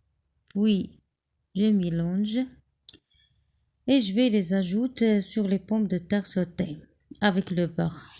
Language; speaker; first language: French; non-native, local second language; Arabic